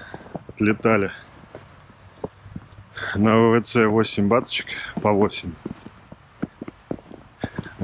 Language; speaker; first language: Russian; native; Russian